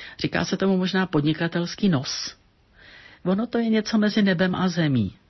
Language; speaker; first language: Czech; native; Czech